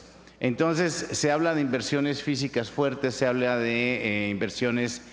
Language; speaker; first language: Spanish; native; Spanish